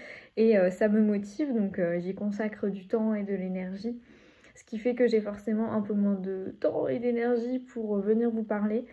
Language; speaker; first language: French; native; French